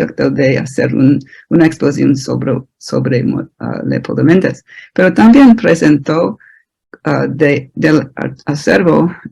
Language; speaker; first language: Spanish; non-native, fluent; English